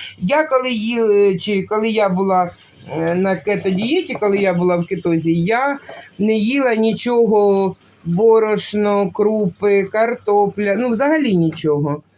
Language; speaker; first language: Ukrainian; non-native, local second language; Russian